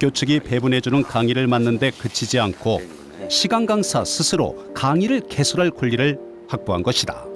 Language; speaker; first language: Korean; native; Korean